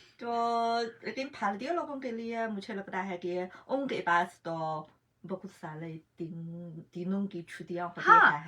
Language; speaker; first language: Hindi; non-native, fluent; Chinese